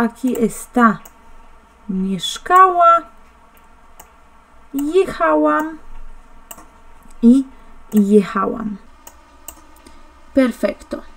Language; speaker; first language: Spanish; non-native, fluent; Polish